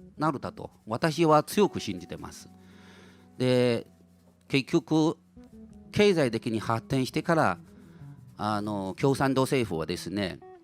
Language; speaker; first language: Japanese; non-native, fluent; Chinese